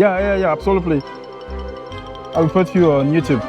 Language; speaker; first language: English; non-native, learner; French